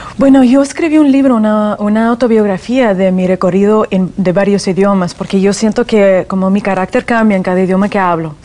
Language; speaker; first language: Spanish; non-native, fluent; Russian